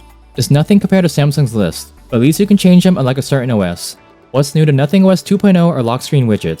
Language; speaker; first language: English; native; English